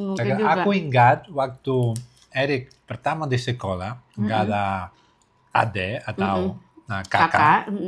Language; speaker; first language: Indonesian; non-native, learner; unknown